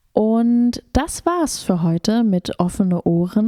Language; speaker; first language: German; native; German